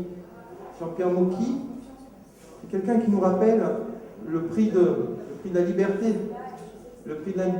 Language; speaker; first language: French; native; French